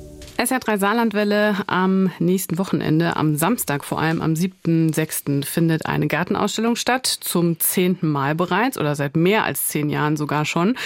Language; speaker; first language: German; native; German